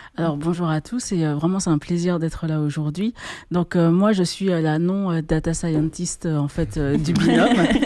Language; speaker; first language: French; native; French